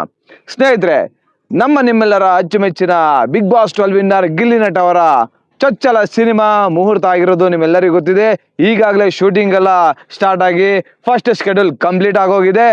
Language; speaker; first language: Kannada; native; Kannada